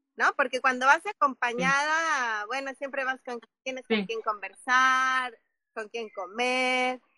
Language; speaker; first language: Spanish; native; Spanish